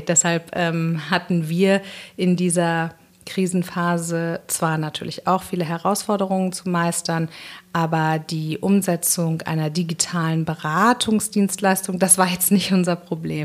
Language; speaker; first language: German; native; German